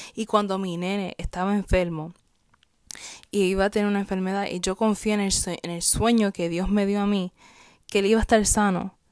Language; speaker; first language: Spanish; native; Spanish